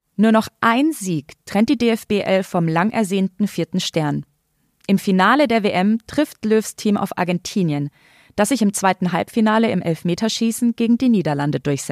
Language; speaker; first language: German; native; German